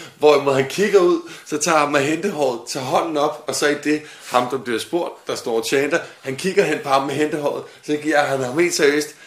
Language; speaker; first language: Danish; native; Danish